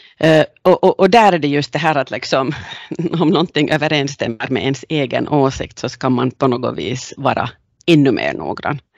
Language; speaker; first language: Swedish; native; Swedish